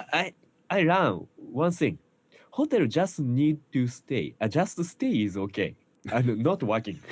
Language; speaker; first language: English; non-native, learner; Japanese